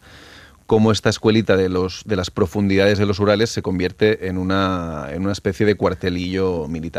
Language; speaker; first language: Spanish; native; Spanish